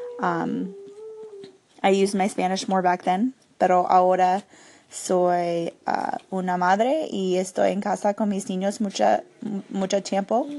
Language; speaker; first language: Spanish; non-native, learner; English